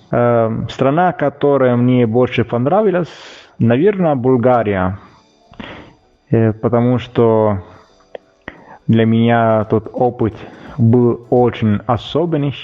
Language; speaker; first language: Russian; non-native, fluent; Italian